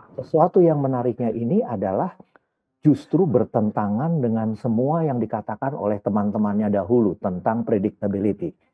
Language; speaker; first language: Indonesian; native; Indonesian